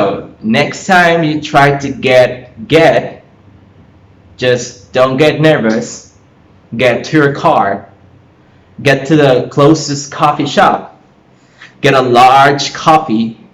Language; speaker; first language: English; non-native, fluent; Spanish